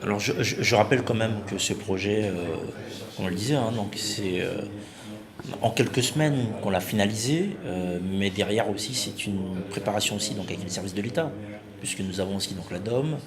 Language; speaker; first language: French; native; French